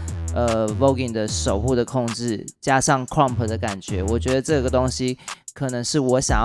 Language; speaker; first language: Chinese; native; Chinese